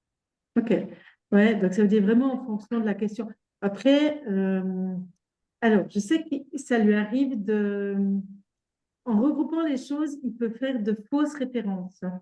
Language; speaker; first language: French; native; French